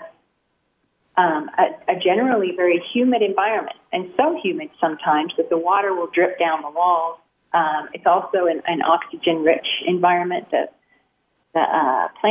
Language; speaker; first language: English; native; English